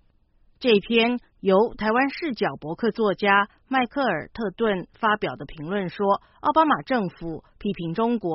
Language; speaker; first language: Chinese; native; Chinese